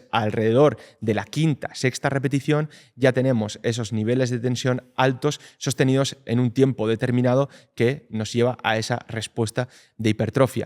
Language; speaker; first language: Spanish; native; Spanish